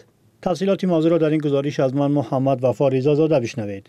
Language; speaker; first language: Persian; native; Persian